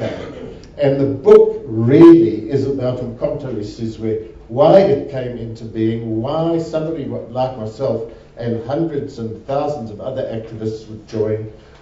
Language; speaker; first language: English; native; English